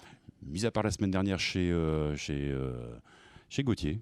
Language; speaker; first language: French; native; French